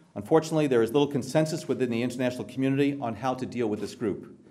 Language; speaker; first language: English; native; English